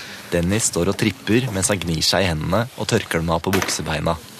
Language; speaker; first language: Norwegian; native; Norwegian